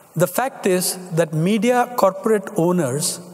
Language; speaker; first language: English; non-native, local second language; Tamil